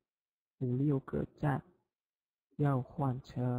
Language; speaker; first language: Chinese; non-native, fluent; Indonesian